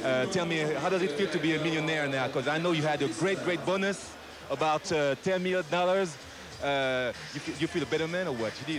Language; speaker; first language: English; non-native, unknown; French